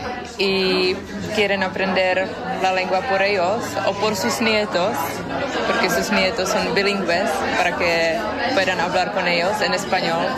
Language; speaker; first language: Spanish; non-native, fluent; Czech